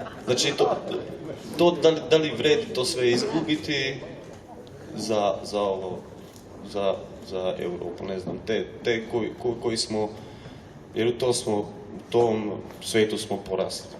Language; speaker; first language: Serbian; non-native, local second language; Hungarian